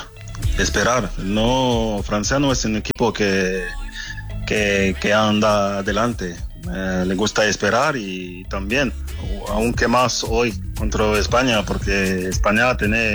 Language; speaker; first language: Spanish; non-native, fluent; French